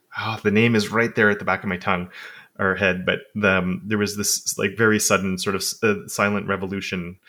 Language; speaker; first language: English; native; English